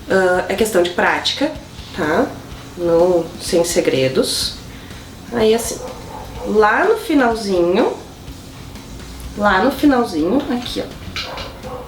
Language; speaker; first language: Portuguese; native; Portuguese